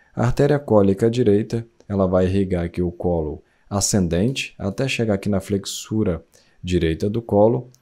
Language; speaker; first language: Portuguese; native; Portuguese